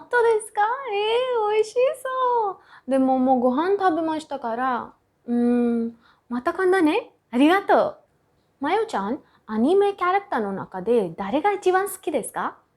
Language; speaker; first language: Japanese; non-native, fluent; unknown